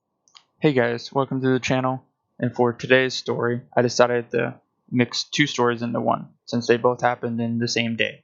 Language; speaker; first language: English; native; English